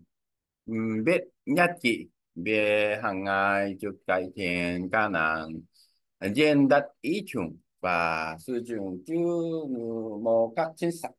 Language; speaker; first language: Vietnamese; non-native, learner; Korean